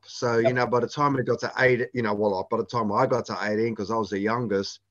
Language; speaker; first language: English; native; English